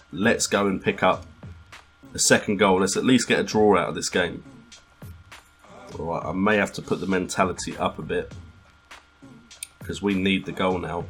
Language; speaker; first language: English; native; English